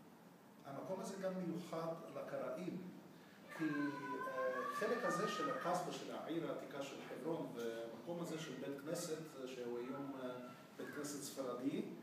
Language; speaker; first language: Hebrew; non-native, fluent; Russian